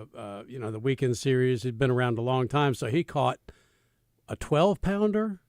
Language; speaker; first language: English; native; English